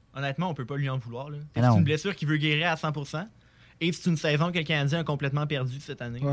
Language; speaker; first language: French; native; French